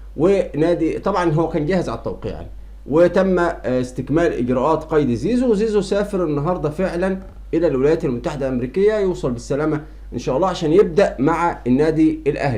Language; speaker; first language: Arabic; native; Arabic